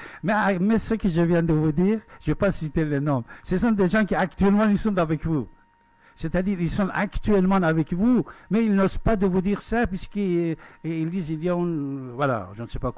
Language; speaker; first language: French; non-native, fluent; Persian